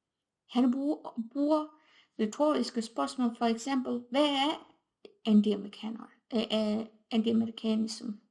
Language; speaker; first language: Danish; non-native, fluent; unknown